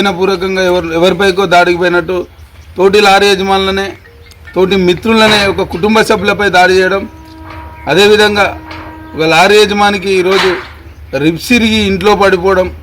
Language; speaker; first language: Telugu; native; Telugu